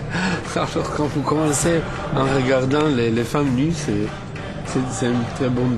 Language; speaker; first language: French; non-native, fluent; Serbian